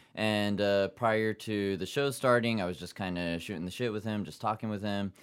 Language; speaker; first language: English; early bilingual, other home language; Japanese